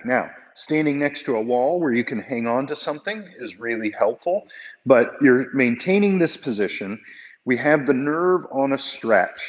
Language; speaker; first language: English; native; English